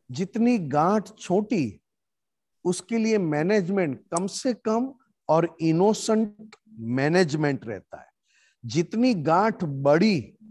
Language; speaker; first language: Hindi; non-native, local second language; Gujarati